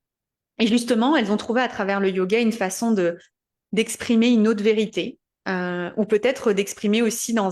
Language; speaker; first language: French; native; French